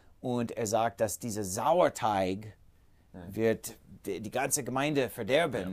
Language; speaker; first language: German; non-native, fluent; English